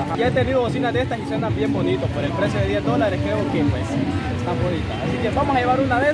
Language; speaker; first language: Spanish; native; Spanish